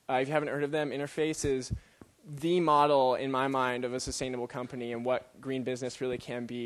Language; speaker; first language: English; native; English